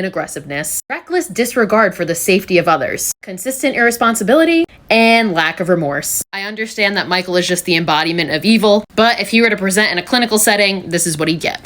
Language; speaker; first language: English; native; English